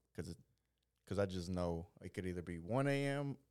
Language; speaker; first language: English; early bilingual, other home language; Spanish